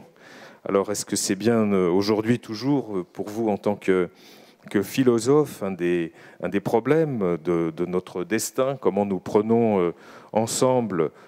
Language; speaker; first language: French; native; French